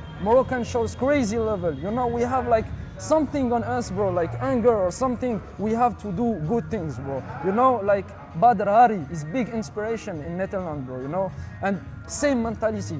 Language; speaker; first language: English; non-native, fluent; Arabic